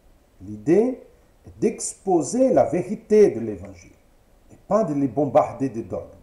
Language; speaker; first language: French; non-native, fluent; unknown